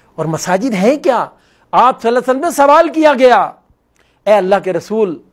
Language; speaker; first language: Urdu; non-native, local second language; Northern Hindko